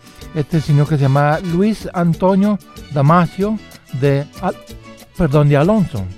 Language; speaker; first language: Spanish; early bilingual, heritage; Spanish